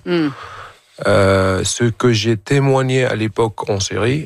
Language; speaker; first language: French; non-native, fluent; Arabic